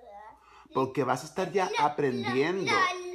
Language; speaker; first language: Spanish; early bilingual, other home language; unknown